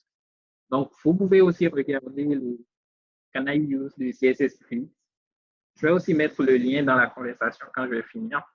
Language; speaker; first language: French; native; French